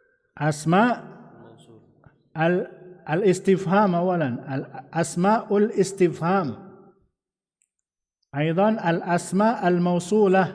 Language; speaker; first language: Arabic; non-native, fluent; Indonesian